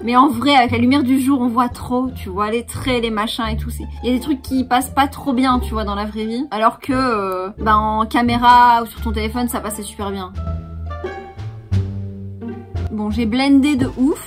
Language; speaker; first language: French; native; French